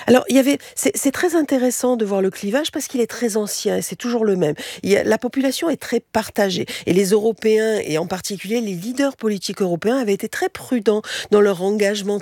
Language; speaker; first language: French; native; French